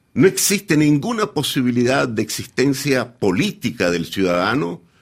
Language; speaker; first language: Spanish; native; Spanish